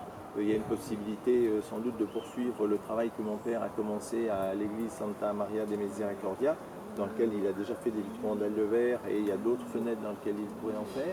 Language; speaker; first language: French; native; French